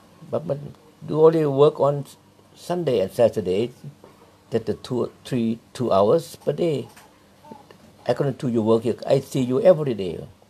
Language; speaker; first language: English; non-native, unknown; Thai